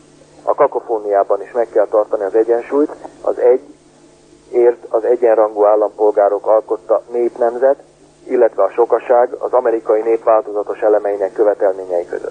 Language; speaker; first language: Hungarian; native; Hungarian